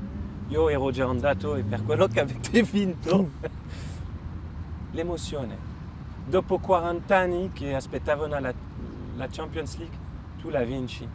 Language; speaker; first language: Italian; non-native, fluent; French